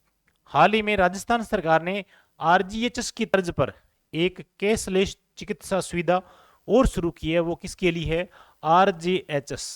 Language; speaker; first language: Hindi; native; Hindi